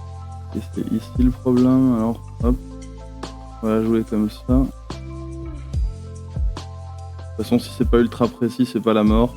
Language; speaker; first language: French; native; French